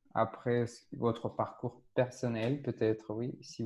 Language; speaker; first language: French; non-native, fluent; Russian